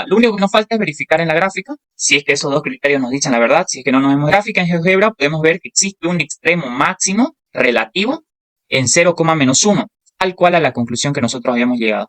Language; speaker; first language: Spanish; native; Spanish